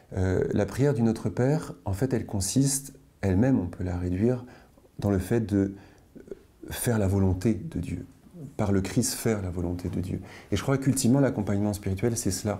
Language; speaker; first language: French; native; French